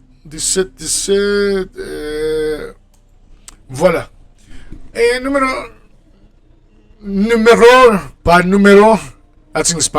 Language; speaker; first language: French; non-native, fluent; Spanish